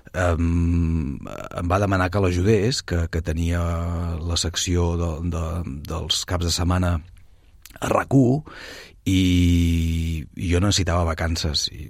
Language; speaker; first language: Catalan; native; Catalan